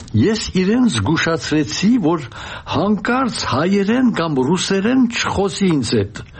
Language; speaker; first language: Armenian; early bilingual, heritage; Armenian